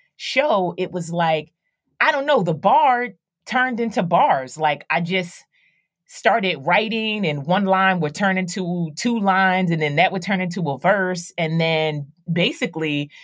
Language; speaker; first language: English; native; English